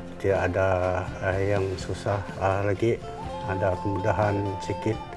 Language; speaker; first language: Malay; non-native, local second language; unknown